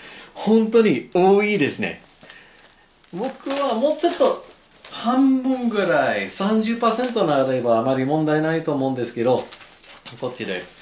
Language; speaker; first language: Japanese; non-native, learner; English